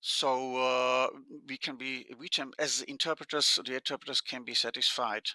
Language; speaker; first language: English; non-native, fluent; Slovak